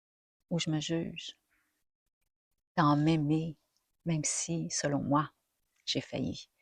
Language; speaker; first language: French; native; French